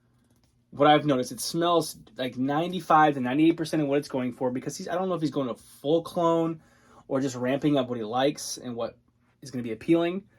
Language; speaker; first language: English; native; English